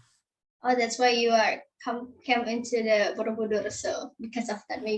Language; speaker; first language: English; non-native, learner; Indonesian